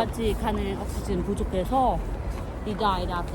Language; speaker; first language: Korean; non-native, fluent; Vietnamese